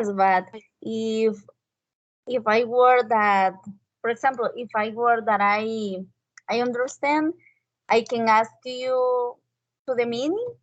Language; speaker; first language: English; non-native, learner; Spanish